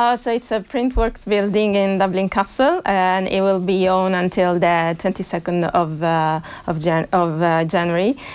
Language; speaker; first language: English; non-native, fluent; Italian